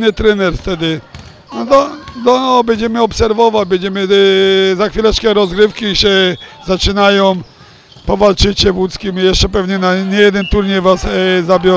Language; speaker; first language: Polish; native; Polish